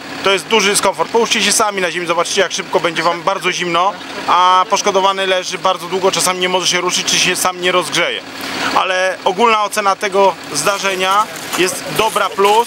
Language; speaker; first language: Polish; native; Polish